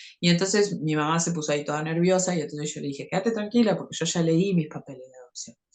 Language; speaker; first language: Spanish; native; Spanish